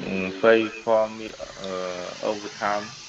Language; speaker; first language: English; non-native, learner; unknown